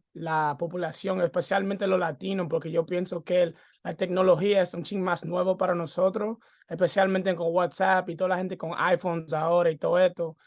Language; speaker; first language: Spanish; early bilingual, heritage; English